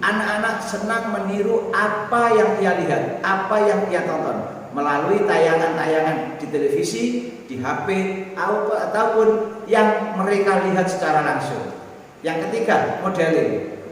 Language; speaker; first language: Indonesian; native; Indonesian